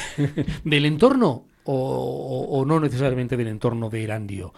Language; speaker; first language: Spanish; native; Spanish